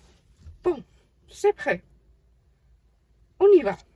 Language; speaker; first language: French; non-native, fluent; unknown